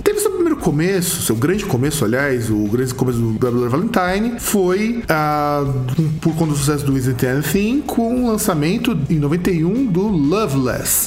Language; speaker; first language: Portuguese; native; Portuguese